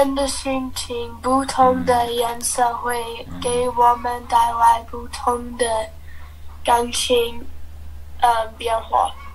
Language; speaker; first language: Chinese; non-native, learner; English